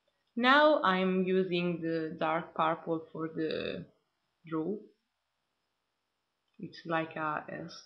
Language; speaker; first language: English; non-native, learner; Italian